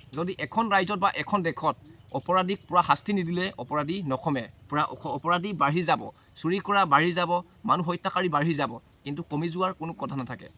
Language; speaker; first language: Assamese; native; Assamese